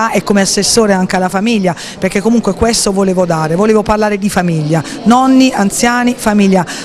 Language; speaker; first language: Italian; native; Italian